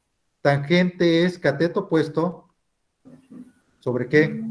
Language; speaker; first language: Spanish; native; Spanish